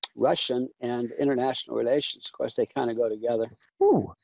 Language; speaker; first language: English; native; English